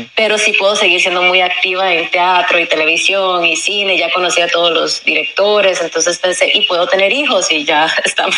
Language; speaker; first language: Spanish; early bilingual, heritage; Spanish